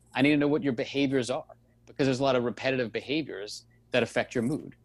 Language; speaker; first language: English; native; English